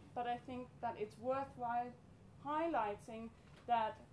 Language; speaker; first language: English; non-native, fluent; Danish